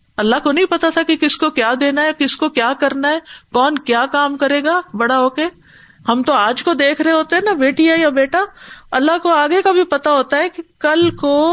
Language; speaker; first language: Urdu; native; Urdu